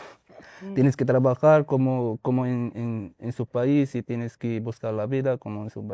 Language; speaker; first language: Spanish; non-native, learner; Arabic